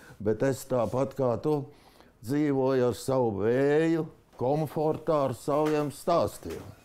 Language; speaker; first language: Latvian; native; Latvian